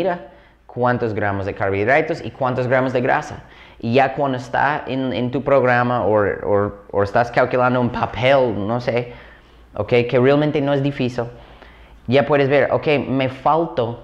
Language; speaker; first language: Spanish; non-native, fluent; English